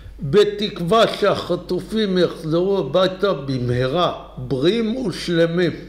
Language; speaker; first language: Hebrew; native; Hebrew